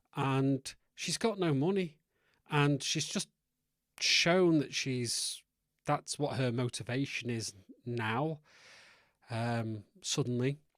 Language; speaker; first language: English; native; English